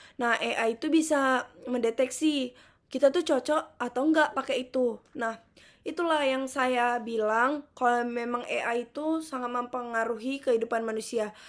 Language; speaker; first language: Indonesian; native; Indonesian